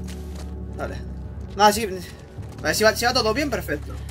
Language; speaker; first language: Spanish; native; Spanish